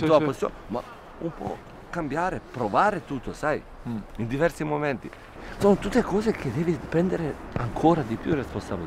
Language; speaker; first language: Italian; non-native, fluent; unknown